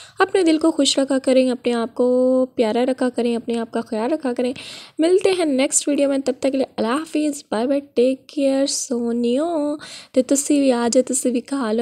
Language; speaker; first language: Urdu; non-native, local second language; Punjabi